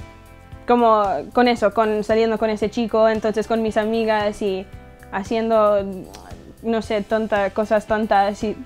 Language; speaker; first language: Spanish; early bilingual, heritage; English